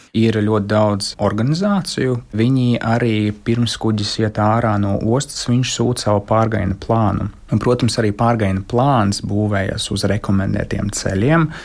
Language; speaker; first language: Latvian; non-native, local second language; Russian